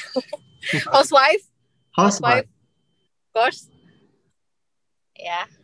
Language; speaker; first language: English; non-native, learner; Indonesian